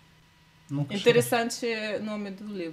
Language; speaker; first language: Portuguese; non-native, learner; Russian